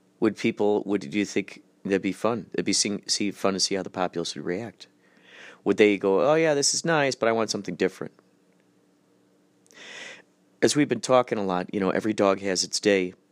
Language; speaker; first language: English; native; English